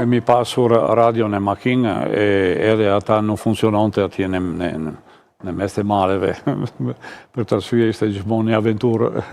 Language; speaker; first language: Albanian; non-native, fluent; Italian